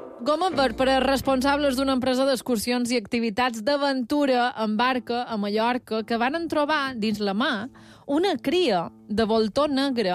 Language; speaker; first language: Catalan; native; Catalan